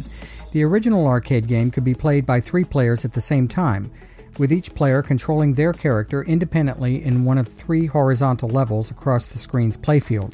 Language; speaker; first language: English; native; English